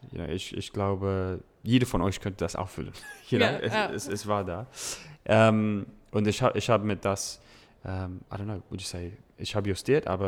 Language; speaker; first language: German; non-native, learner; English